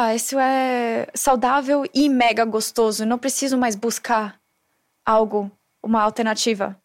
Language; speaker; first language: Portuguese; non-native, fluent; German